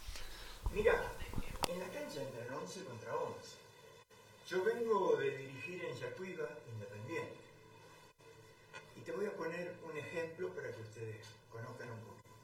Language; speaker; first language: Spanish; native; Spanish